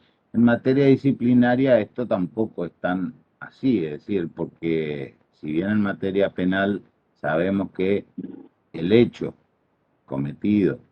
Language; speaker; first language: Spanish; native; Spanish